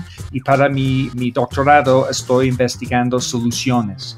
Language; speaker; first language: Spanish; non-native, fluent; English